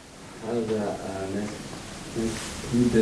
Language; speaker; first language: Arabic; non-native, learner; Bosnian